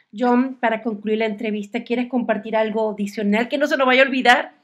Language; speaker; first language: Spanish; native; Spanish